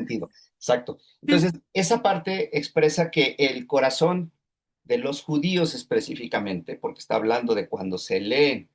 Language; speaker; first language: Spanish; native; Spanish